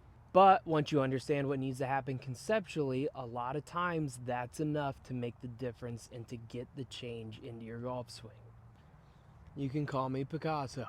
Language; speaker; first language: English; native; English